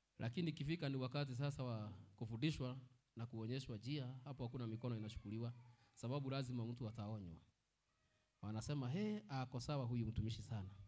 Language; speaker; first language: Swahili; non-native, local second language; Kikuyu